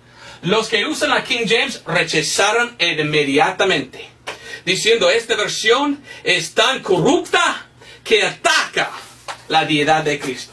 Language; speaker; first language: Spanish; non-native, fluent; English